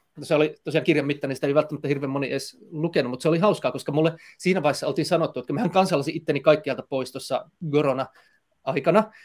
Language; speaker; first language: Finnish; native; Finnish